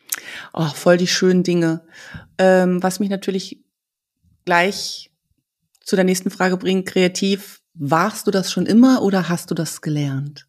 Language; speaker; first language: German; native; German